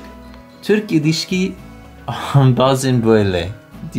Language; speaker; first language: Turkish; non-native, learner; English